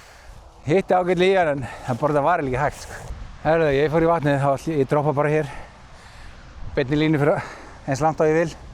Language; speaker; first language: Icelandic; native; Icelandic